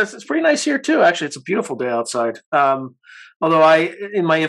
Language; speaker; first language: English; native; English